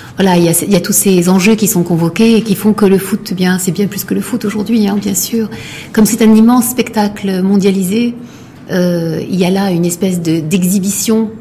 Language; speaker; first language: French; non-native, local second language; Arabic